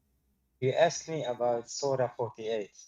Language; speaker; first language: English; non-native, fluent; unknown